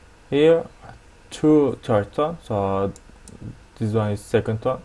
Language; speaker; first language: English; non-native, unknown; Turkish